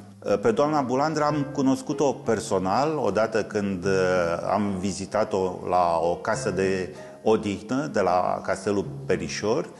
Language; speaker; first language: Romanian; native; Romanian